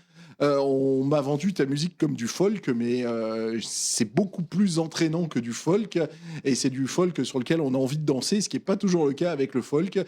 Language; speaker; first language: French; native; French